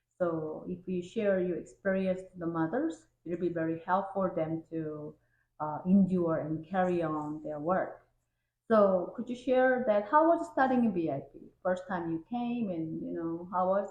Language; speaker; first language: English; non-native, fluent; Korean